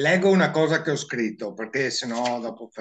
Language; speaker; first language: Italian; native; Italian